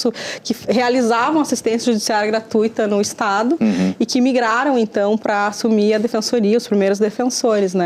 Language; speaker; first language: Portuguese; native; Portuguese